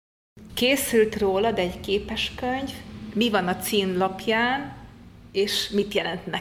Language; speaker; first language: Hungarian; native; Hungarian